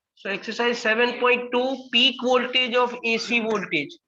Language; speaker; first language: English; non-native, local second language; Hindi